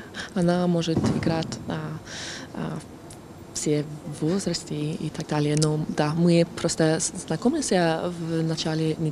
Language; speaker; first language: Russian; non-native, fluent; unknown